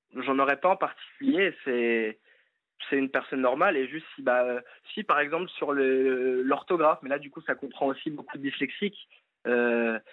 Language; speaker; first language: French; native; French